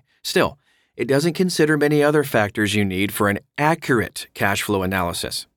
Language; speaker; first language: English; native; English